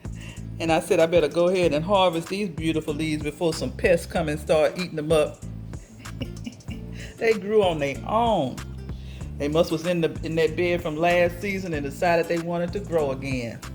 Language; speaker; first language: English; native; English